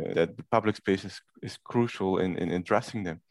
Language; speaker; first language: English; non-native, fluent; Dutch